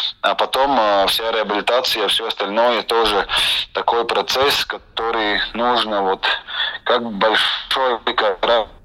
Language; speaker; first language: Russian; non-native, local second language; Latvian